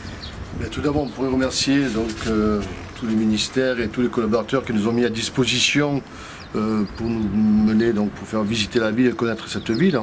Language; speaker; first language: French; native; French